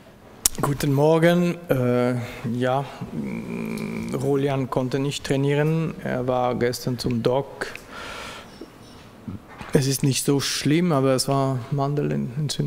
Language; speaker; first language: German; non-native, local second language; French